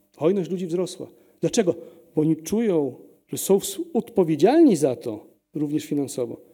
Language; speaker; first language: Polish; early bilingual, heritage; Polish